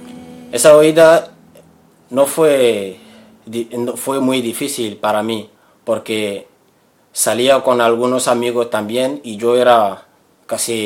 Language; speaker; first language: Spanish; non-native, learner; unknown